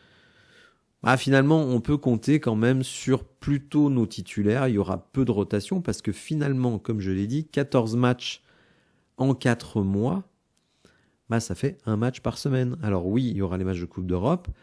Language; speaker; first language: French; native; French